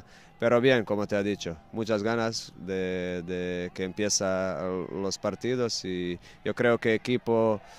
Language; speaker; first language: Spanish; non-native, fluent; Croatian